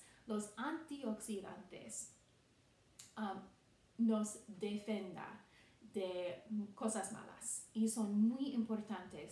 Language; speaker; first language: Spanish; non-native, fluent; English